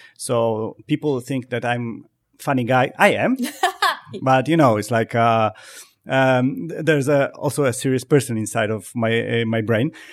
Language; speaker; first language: English; non-native, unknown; Polish